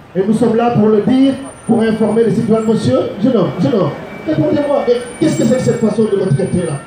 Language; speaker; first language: French; non-native, local second language; Wolof